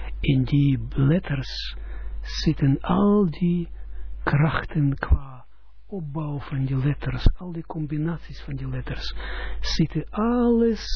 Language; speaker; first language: Dutch; non-native, fluent; Russian